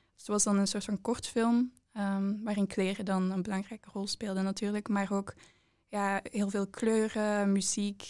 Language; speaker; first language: Dutch; native; Dutch